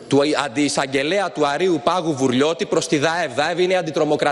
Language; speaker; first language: Greek; native; Greek